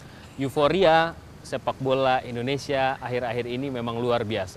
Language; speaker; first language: Indonesian; native; Indonesian